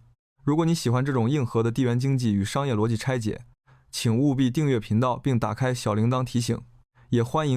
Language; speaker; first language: Chinese; native; Chinese